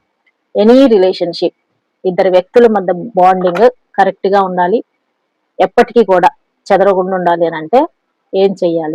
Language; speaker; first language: Telugu; native; Telugu